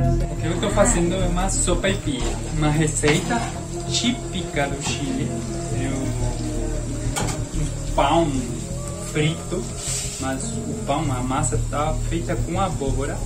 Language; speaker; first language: Portuguese; non-native, fluent; Spanish